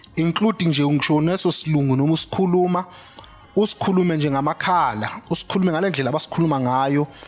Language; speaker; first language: Zulu; native; Zulu